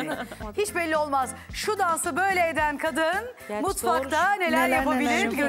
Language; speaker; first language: Turkish; native; Turkish